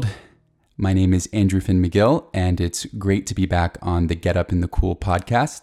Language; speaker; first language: English; native; English